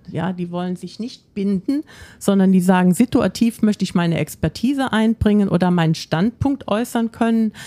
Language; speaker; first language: German; native; German